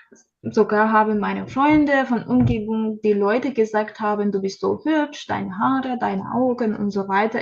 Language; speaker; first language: German; non-native, learner; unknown